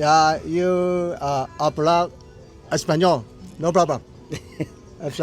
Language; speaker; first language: Spanish; non-native, learner; Cantonese